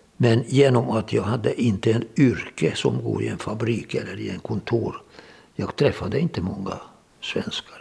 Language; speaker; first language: Swedish; non-native, fluent; Hungarian